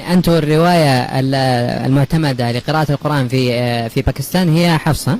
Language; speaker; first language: Arabic; native; Arabic